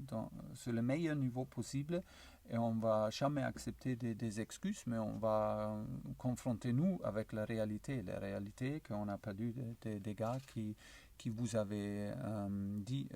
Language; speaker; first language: French; non-native, learner; German